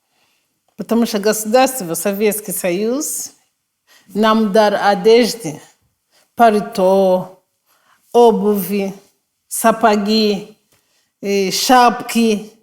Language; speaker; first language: Russian; non-native, fluent; Kinyarwanda